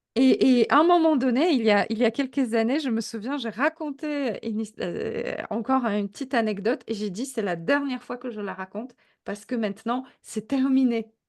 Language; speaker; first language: French; non-native, fluent; Polish